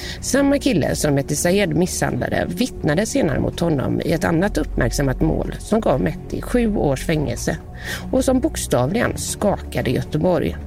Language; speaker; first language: Swedish; native; Swedish